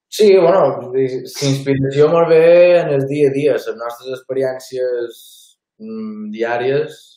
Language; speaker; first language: Catalan; native; Catalan